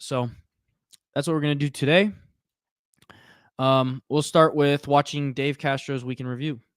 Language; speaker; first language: English; native; English